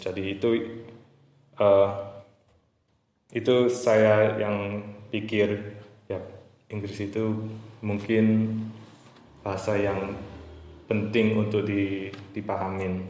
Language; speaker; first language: Indonesian; early bilingual, heritage; English